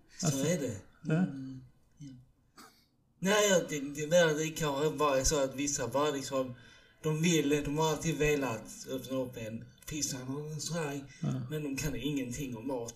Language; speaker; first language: Swedish; early bilingual, other home language; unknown